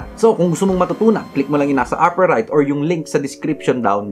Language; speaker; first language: Filipino; native; Filipino